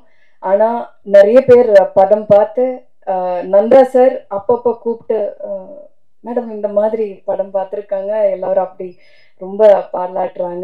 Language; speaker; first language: Tamil; non-native, fluent; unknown